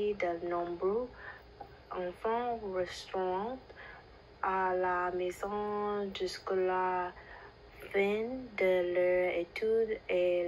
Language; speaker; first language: French; non-native, learner; English